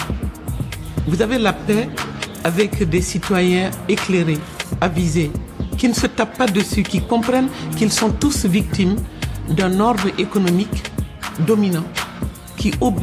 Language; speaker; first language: French; non-native, local second language; Bambara